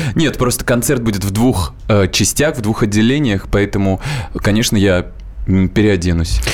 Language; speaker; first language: Russian; native; Russian